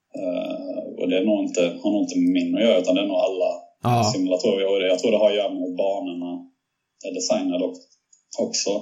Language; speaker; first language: Swedish; native; Swedish